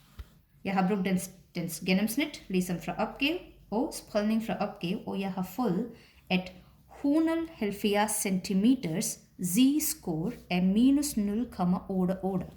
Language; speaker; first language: Danish; non-native, fluent; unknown